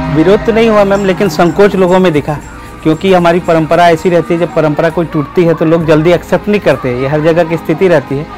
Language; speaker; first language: Hindi; native; Hindi